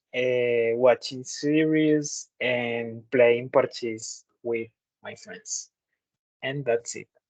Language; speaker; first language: English; non-native, learner; Spanish